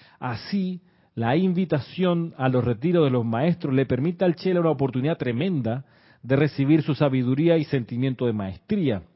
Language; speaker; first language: Spanish; native; Spanish